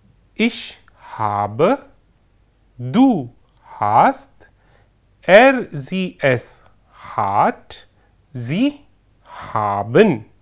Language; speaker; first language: German; non-native, fluent; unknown